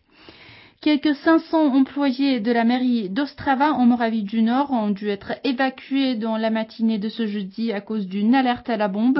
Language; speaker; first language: French; native; French